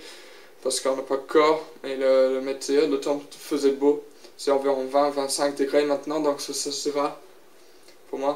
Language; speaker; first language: French; non-native, learner; English